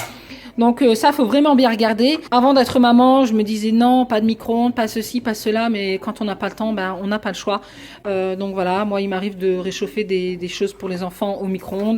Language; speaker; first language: French; native; French